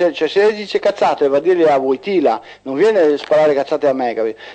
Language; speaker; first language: Italian; native; Italian